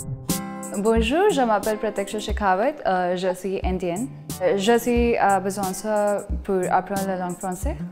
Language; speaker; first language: French; non-native, learner; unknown